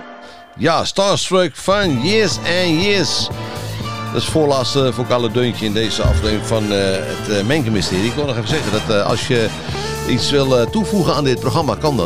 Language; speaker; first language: Dutch; native; Dutch